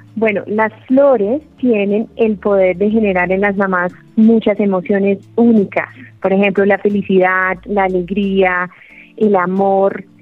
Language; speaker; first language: Spanish; non-native, fluent; English